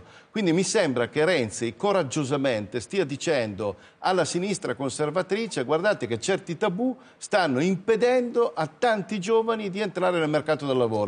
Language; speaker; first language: Italian; native; Italian